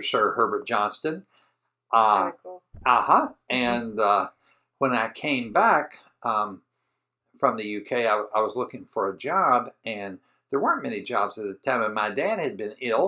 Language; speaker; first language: English; native; English